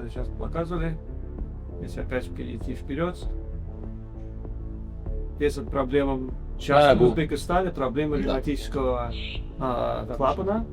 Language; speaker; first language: Russian; early bilingual, heritage; English